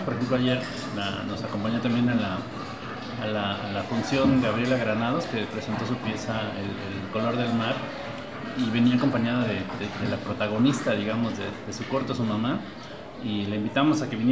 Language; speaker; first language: Spanish; native; Spanish